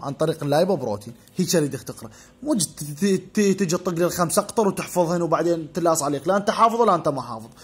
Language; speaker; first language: Arabic; native; Arabic